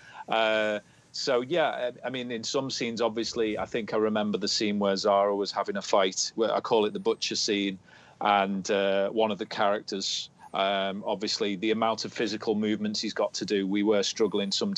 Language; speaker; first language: English; native; English